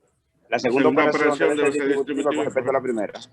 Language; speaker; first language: Spanish; native; Spanish